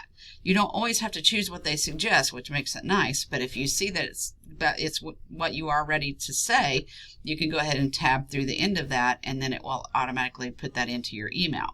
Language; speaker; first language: English; native; English